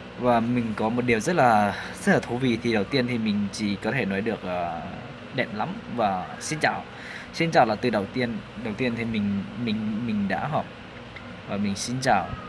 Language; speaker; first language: Vietnamese; non-native, fluent; Lao